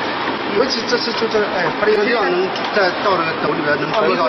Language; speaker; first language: Chinese; native; Chinese